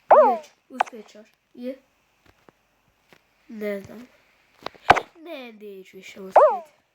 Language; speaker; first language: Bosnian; early bilingual, heritage; Bosnian